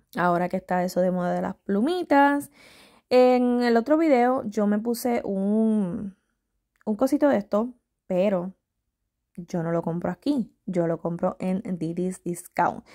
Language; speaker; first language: Spanish; native; Spanish